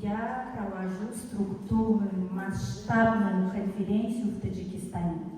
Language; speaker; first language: Russian; non-native, fluent; Tajik